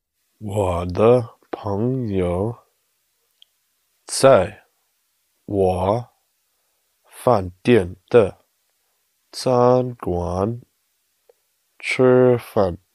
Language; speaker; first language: Chinese; non-native, learner; English